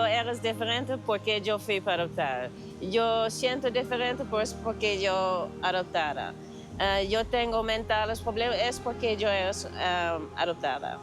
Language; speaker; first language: Spanish; non-native, learner; Dutch